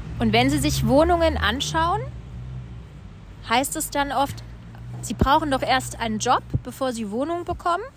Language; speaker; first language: German; native; German